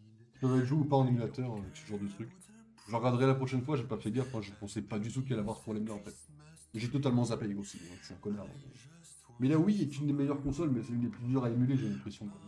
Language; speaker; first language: French; native; French